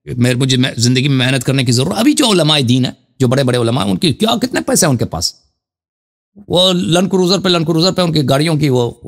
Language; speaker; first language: Urdu; non-native, fluent; Persian